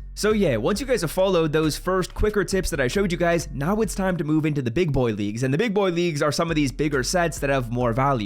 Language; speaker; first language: English; native; English